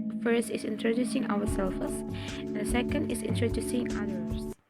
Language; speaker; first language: English; non-native, fluent; Indonesian